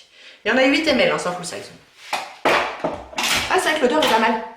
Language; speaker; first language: French; native; French